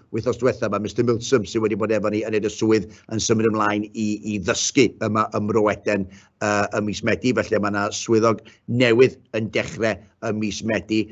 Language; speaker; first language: Welsh; native; Welsh